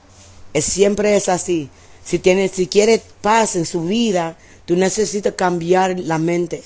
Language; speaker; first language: Spanish; early bilingual, heritage; English